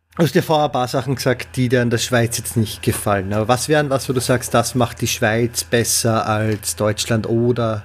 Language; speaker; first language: German; native; German